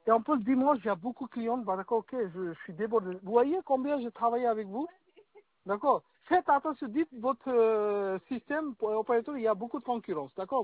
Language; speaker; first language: French; non-native, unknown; Bangla